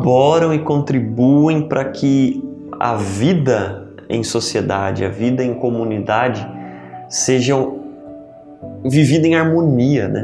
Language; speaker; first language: Portuguese; native; Portuguese